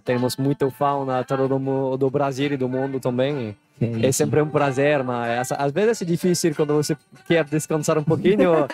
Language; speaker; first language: Portuguese; non-native, learner; Italian